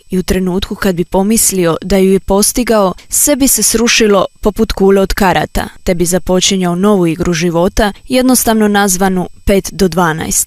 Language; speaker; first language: Croatian; native; Croatian